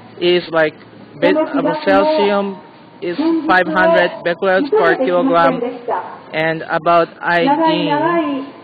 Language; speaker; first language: English; non-native, learner; Japanese